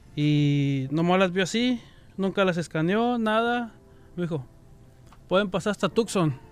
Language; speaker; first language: Spanish; native; Spanish